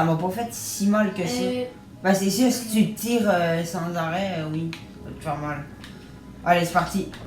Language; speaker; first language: French; native; French